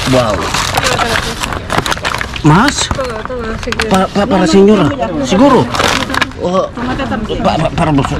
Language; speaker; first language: Spanish; non-native, learner; Filipino